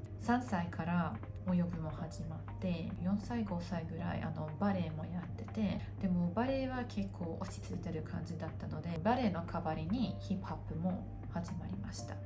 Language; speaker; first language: Japanese; non-native, fluent; Hungarian